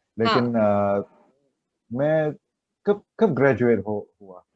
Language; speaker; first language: Hindi; non-native, learner; Chinese